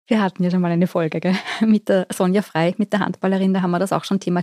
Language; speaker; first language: German; native; German